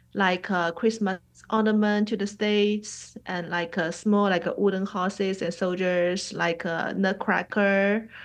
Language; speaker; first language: English; non-native, fluent; Chinese